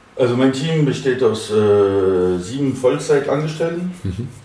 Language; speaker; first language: German; non-native, fluent; French